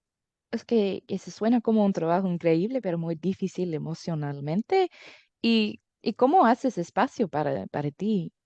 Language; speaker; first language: Spanish; early bilingual, heritage; English